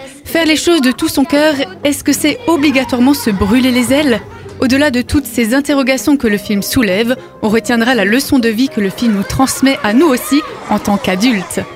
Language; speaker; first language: French; native; French